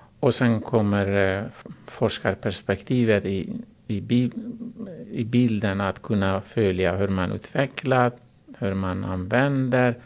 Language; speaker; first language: Swedish; non-native, fluent; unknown